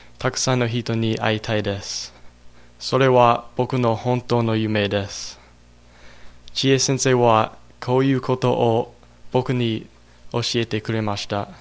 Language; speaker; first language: Japanese; non-native, learner; English